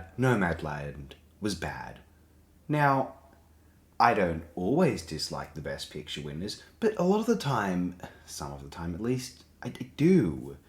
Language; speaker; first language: English; native; English